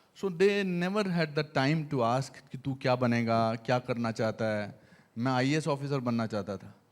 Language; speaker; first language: Hindi; native; Hindi